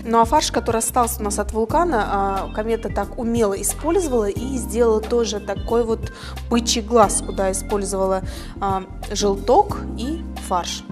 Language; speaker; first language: Russian; native; Russian